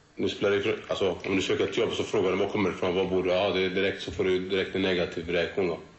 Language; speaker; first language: Swedish; early bilingual, other home language; Turoyo